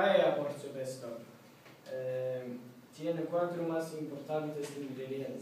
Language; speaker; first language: Spanish; non-native, learner; Swedish